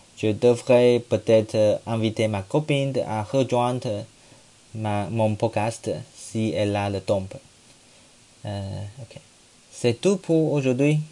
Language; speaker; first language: French; non-native, learner; Chinese